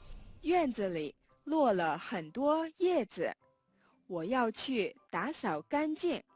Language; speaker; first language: Chinese; non-native, fluent; Mongolian